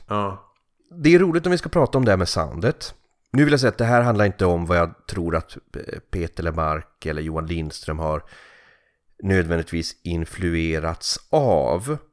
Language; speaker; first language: Swedish; native; Swedish